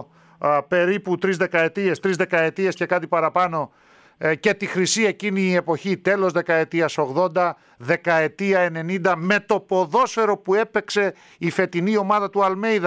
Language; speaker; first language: Greek; native; Greek